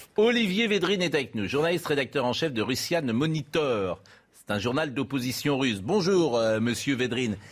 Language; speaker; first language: French; native; French